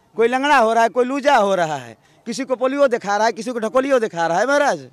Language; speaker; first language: Hindi; native; Hindi